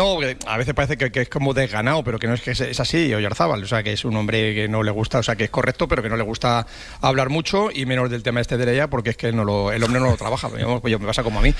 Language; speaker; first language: Spanish; native; Spanish